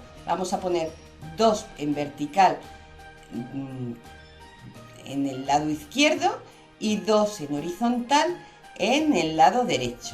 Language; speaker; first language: Spanish; native; Spanish